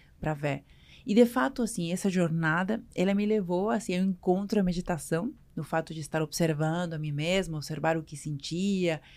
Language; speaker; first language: Portuguese; non-native, fluent; Spanish